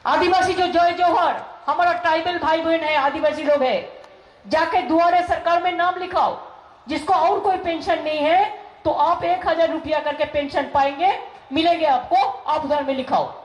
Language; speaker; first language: Hindi; non-native, local second language; Bangla